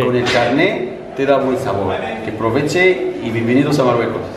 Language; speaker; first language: Spanish; non-native, fluent; Arabic